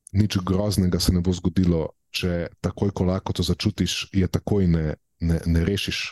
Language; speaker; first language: Slovenian; native; Slovenian